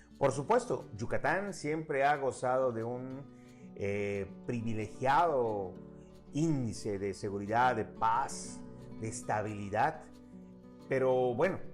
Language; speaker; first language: Spanish; native; Spanish